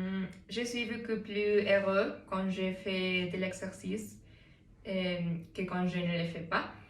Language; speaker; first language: French; non-native, learner; Spanish